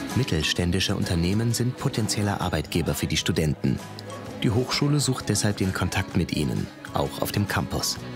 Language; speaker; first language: German; native; German